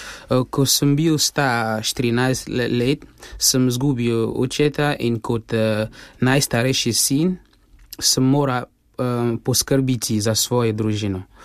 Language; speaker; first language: Slovenian; non-native, fluent; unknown